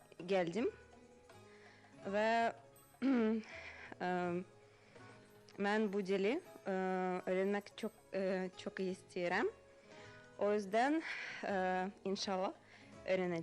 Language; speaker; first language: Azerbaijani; non-native, learner; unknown